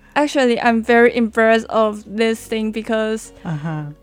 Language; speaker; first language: English; non-native, learner; Chinese